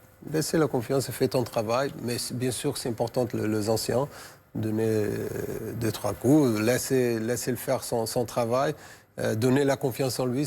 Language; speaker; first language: French; non-native, fluent; Portuguese